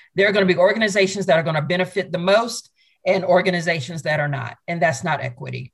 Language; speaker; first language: English; native; English